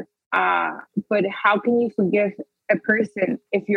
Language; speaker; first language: English; early bilingual, other home language; Spanish